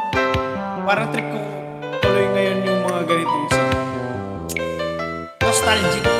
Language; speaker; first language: Filipino; native; Filipino